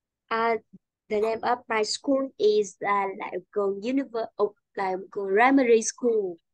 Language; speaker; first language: English; non-native, learner; Vietnamese